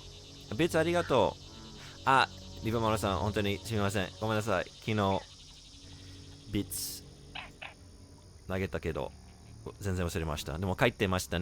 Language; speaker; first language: Japanese; non-native, learner; English